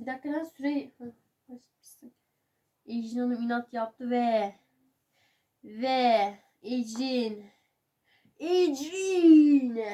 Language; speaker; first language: Turkish; native; Turkish